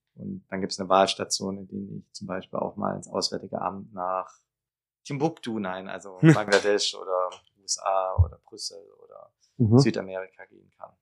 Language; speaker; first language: German; native; German